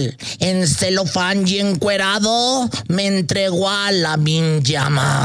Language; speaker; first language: Spanish; native; Spanish